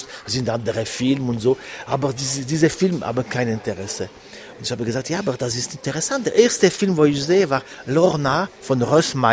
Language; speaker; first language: German; non-native, local second language; French